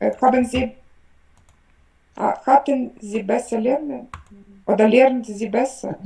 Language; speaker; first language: German; non-native, learner; Ukrainian